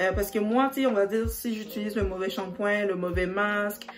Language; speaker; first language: French; native; French